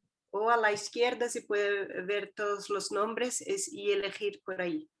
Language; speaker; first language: Spanish; non-native, fluent; Portuguese